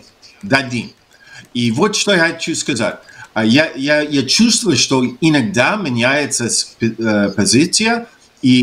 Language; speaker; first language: Russian; non-native, fluent; English